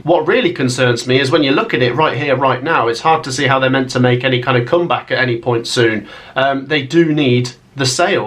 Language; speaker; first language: English; native; English